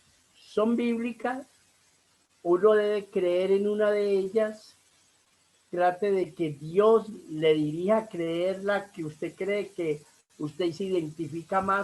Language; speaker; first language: Spanish; native; Spanish